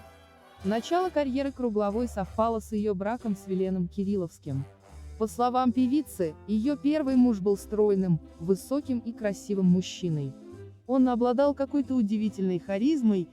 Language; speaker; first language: Russian; native; Russian